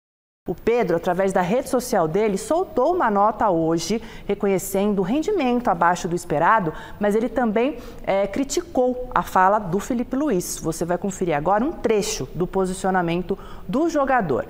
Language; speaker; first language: Portuguese; native; Portuguese